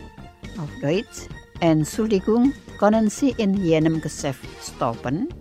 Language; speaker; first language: German; non-native, fluent; Indonesian